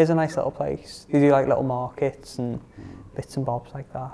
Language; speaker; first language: English; native; English